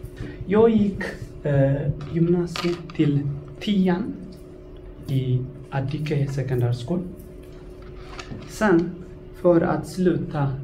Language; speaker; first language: Swedish; non-native, fluent; Tigrinya